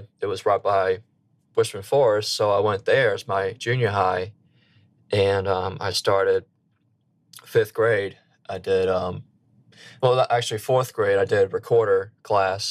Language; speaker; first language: English; native; English